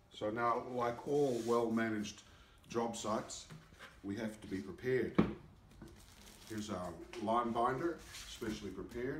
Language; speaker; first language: English; native; English